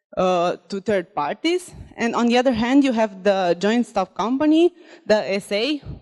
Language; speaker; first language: English; non-native, fluent; Romanian